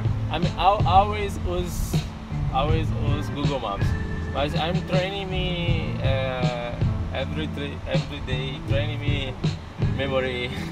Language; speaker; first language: English; non-native, learner; Portuguese